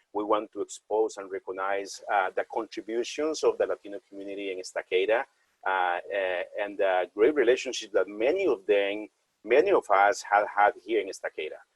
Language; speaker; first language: English; non-native, fluent; Spanish